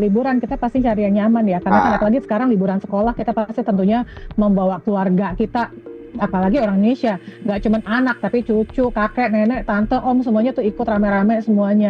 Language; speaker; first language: Indonesian; native; Indonesian